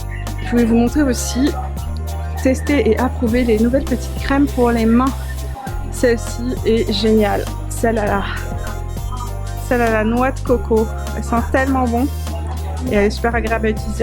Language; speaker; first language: French; native; French